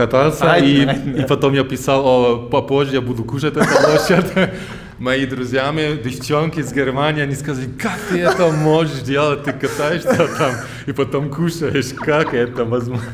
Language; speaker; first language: Russian; early bilingual, heritage; German